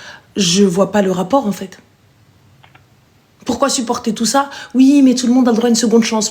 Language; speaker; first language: French; early bilingual, other home language; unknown